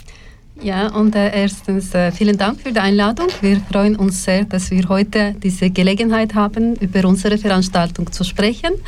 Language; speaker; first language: German; non-native, learner; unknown